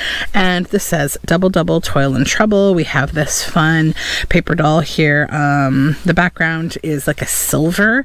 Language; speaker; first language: English; native; English